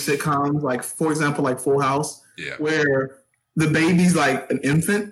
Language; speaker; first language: English; native; English